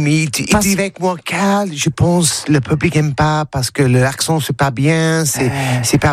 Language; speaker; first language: French; non-native, learner; English